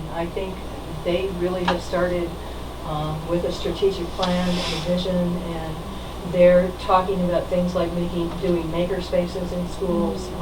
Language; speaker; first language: English; native; English